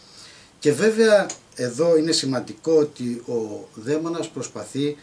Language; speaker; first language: Greek; native; Greek